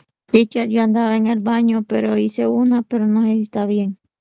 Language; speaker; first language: Spanish; native; Spanish